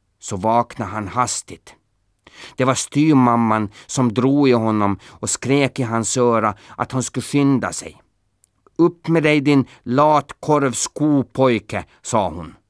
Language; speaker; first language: Swedish; native; Swedish